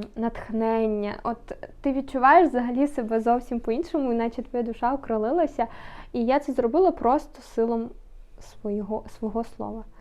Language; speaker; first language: Ukrainian; non-native, local second language; Russian